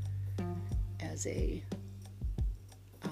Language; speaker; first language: English; native; English